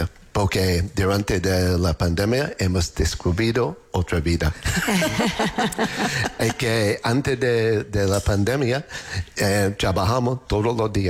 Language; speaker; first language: Spanish; non-native, learner; English